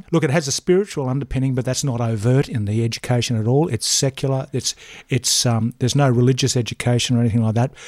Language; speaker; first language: English; native; English